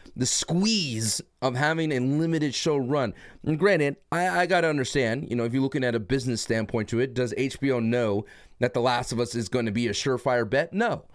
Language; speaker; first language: English; native; English